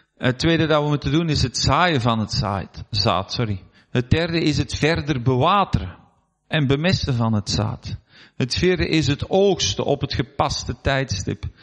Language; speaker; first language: Dutch; native; Dutch